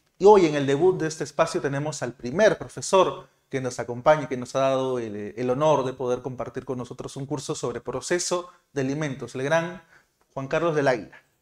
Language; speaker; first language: Spanish; native; Spanish